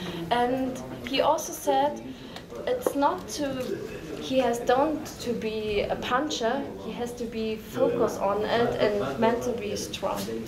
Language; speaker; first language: English; non-native, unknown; German